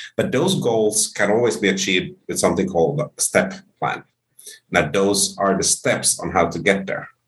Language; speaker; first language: English; non-native, fluent; Finnish